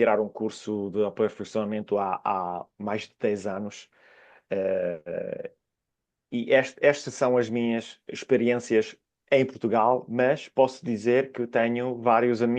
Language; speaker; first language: Portuguese; non-native, fluent; Italian